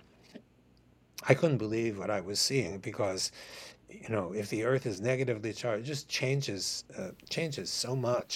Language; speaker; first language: English; native; English